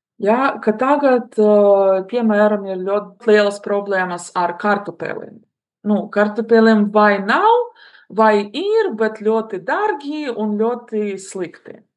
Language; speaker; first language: Latvian; non-native, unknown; Russian